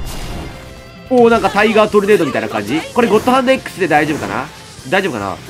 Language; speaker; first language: Japanese; native; Japanese